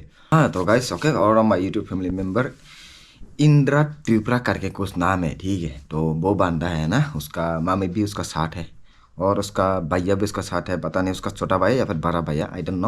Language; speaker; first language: Hindi; non-native, local second language; Kok Borok